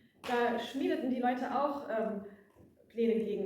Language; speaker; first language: German; native; German